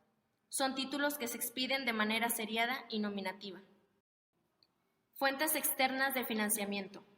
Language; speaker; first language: Spanish; native; Spanish